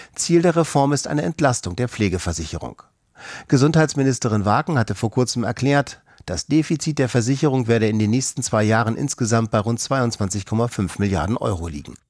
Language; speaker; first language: German; native; German